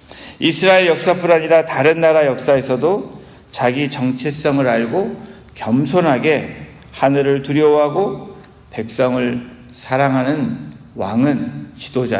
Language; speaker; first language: Korean; native; Korean